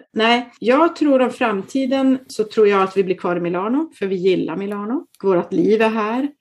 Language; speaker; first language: Swedish; native; Swedish